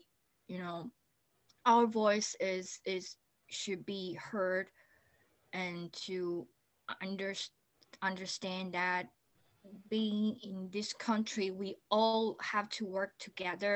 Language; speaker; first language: English; non-native, fluent; Chinese